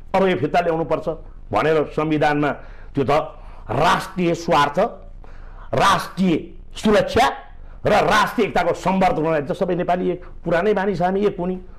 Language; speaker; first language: Nepali; native; Nepali